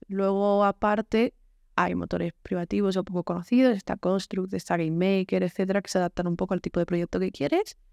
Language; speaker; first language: Spanish; native; Spanish